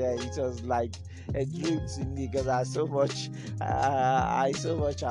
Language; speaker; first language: English; non-native, local second language; Yoruba